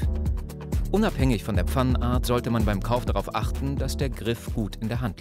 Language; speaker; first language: German; native; German